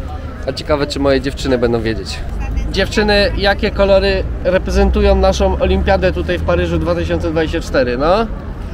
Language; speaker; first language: Polish; native; Polish